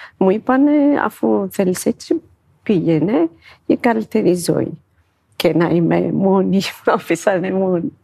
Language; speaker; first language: Greek; non-native, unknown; Amharic